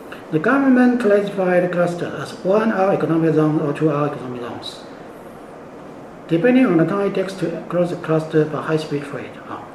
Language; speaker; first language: English; non-native, fluent; Chinese